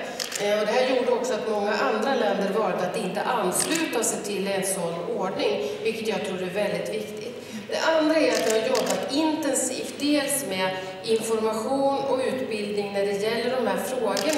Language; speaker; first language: Swedish; native; Swedish